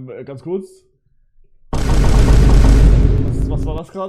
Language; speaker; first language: German; native; German